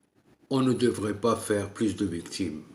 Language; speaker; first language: French; non-native, local second language; Arabic